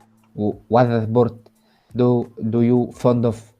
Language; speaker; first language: English; non-native, learner; Arabic